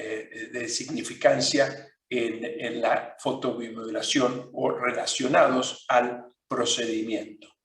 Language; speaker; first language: Spanish; non-native, fluent; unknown